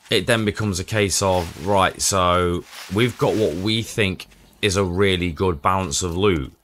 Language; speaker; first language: English; native; English